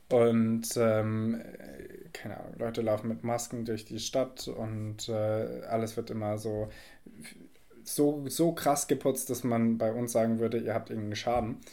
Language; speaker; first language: German; native; German